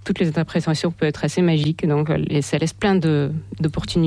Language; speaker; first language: French; non-native, fluent; Ukrainian